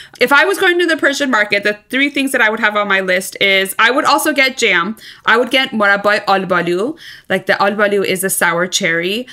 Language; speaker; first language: English; early bilingual, other home language; Persian